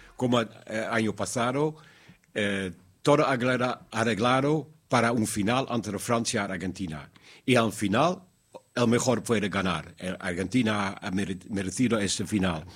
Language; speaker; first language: Spanish; non-native, learner; Dutch